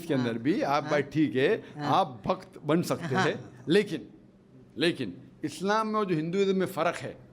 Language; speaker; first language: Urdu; non-native, local second language; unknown